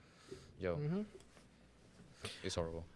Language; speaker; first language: English; non-native, learner; Spanish